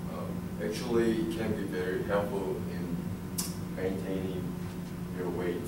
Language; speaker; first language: English; non-native, learner; Korean